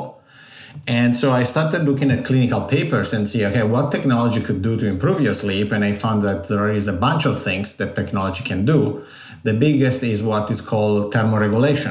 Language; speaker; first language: English; non-native, fluent; Italian